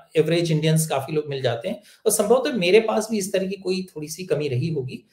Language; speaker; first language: Hindi; native; Hindi